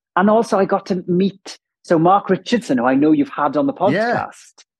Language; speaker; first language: English; non-native, local second language; Welsh